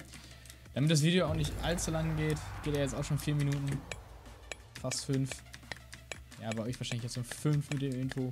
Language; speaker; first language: German; native; German